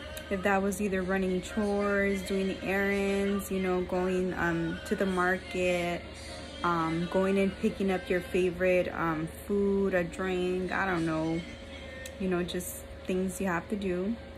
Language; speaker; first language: English; early bilingual, other home language; Spanish